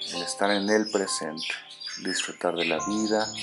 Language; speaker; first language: Spanish; native; Spanish